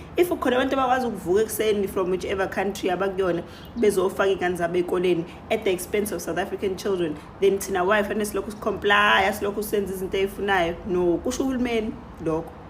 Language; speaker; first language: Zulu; native; Zulu